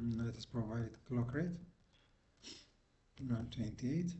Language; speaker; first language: English; non-native, local second language; Amharic